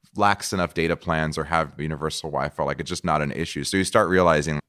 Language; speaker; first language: English; non-native, fluent; Portuguese